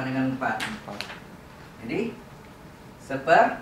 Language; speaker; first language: Indonesian; native; Indonesian